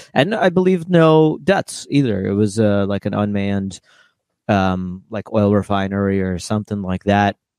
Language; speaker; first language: English; early bilingual, other home language; Russian